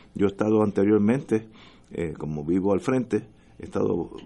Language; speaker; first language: Spanish; native; Spanish